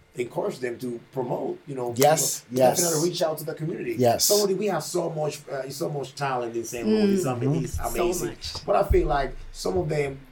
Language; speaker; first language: English; non-native, fluent; Spanish